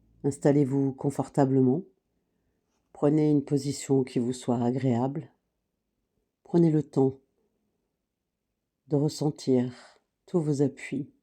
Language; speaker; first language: French; native; French